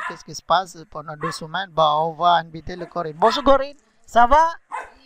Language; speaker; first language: French; non-native, learner; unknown